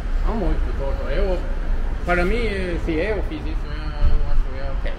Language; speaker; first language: Portuguese; non-native, learner; Norwegian